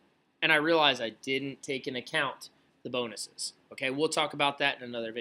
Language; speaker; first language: English; native; English